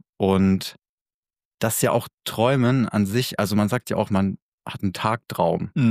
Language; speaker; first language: German; native; German